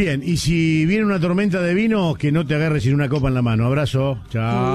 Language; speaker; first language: Spanish; native; Spanish